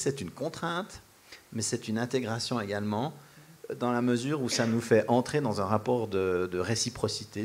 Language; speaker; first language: French; native; French